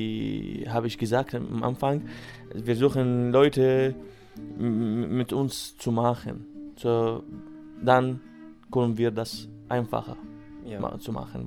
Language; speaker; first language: German; non-native, learner; Arabic